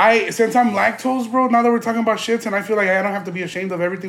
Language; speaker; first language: English; early bilingual, other home language; Spanish